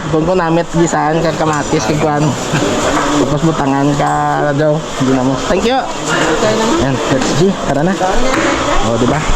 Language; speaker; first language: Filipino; non-native, local second language; Hiligaynon